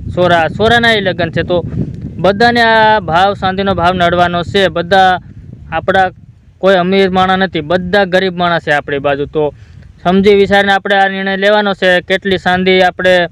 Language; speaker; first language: Gujarati; non-native, local second language; Bhili